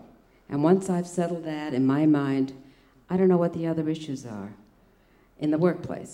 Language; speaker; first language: English; early bilingual, other home language; German